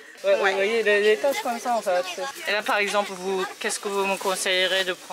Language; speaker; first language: French; non-native, fluent; Japanese